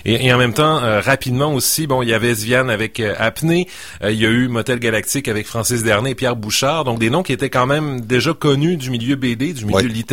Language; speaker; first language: French; native; French